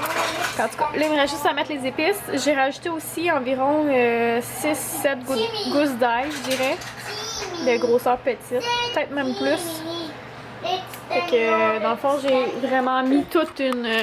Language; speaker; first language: French; native; French